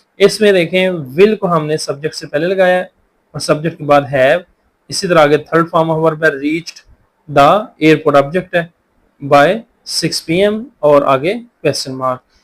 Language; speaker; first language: Urdu; non-native, local second language; Punjabi